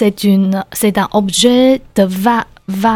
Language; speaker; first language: French; non-native, learner; Chinese